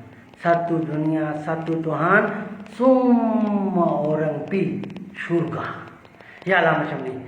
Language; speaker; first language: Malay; non-native, learner; Urdu